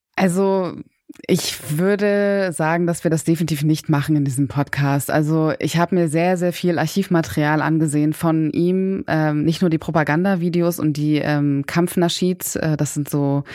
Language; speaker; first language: German; native; German